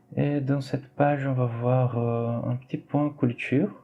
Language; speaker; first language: French; non-native, fluent; Portuguese